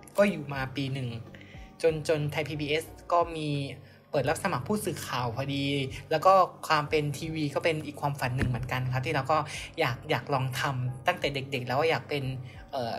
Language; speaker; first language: Thai; native; Thai